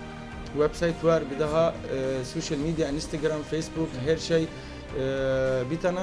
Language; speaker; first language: Turkish; non-native, learner; Arabic